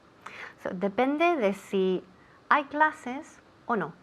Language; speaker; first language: Spanish; non-native, fluent; English